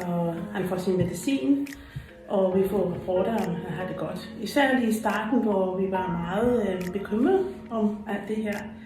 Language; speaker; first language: Danish; non-native, fluent; English